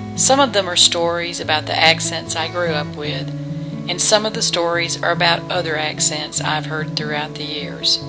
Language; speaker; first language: English; native; English